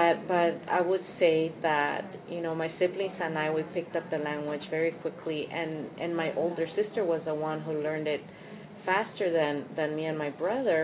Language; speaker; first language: English; early bilingual, other home language; Spanish